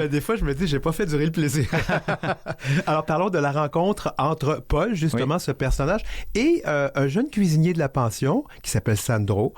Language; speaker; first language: French; native; French